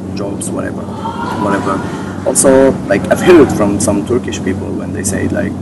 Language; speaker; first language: English; non-native, fluent; Arabic